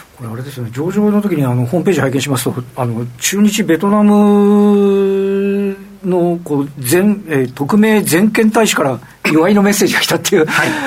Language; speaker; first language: Japanese; non-native, fluent; Vietnamese